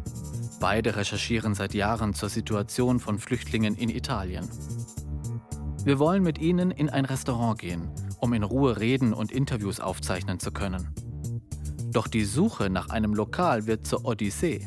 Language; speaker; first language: German; native; German